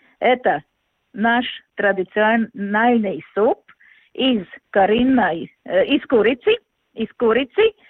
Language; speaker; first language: Russian; non-native, local second language; Latvian